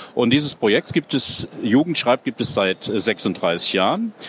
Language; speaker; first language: German; native; German